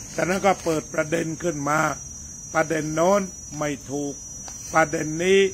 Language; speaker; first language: Thai; native; Thai